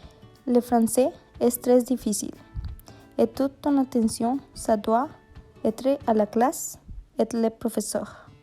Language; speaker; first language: French; non-native, learner; Spanish